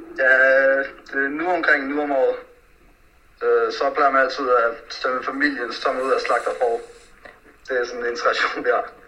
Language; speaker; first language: Danish; early bilingual, other home language; Faroese